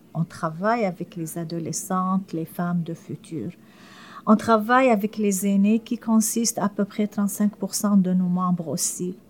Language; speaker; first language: French; non-native, fluent; Arabic